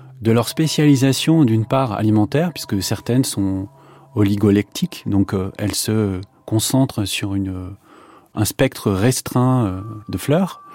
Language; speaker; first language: French; native; French